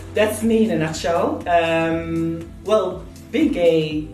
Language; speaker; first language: English; non-native, local second language; Zulu